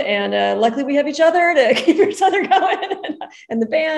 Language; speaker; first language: English; native; English